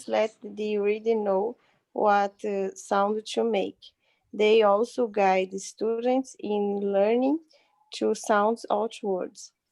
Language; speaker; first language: English; non-native, learner; Portuguese